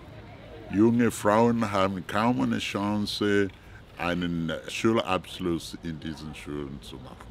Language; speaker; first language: German; non-native, fluent; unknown